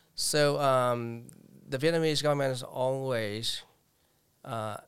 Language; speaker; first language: English; non-native, fluent; Vietnamese